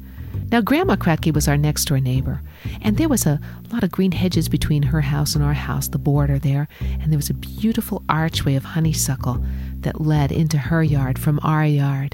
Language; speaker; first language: English; native; English